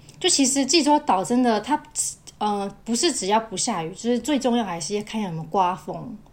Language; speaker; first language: Chinese; native; Chinese